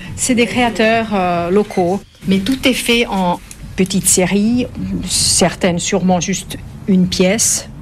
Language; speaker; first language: French; non-native, fluent; Finnish